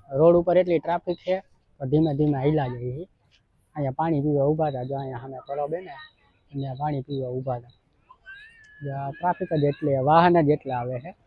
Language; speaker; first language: Gujarati; native; Gujarati